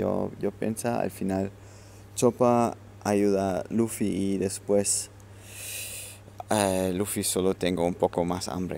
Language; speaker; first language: Spanish; non-native, learner; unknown